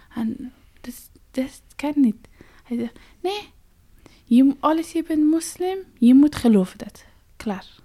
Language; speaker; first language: Dutch; non-native, fluent; Persian